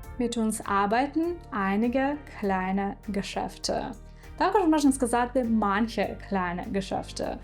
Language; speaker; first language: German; non-native, fluent; Ukrainian